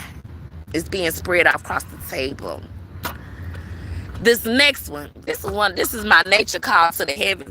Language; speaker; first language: English; native; English